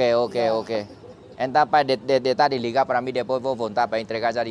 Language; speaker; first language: Portuguese; non-native, learner; Vietnamese